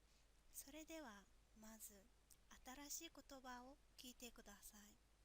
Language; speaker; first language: Japanese; non-native, fluent; Mongolian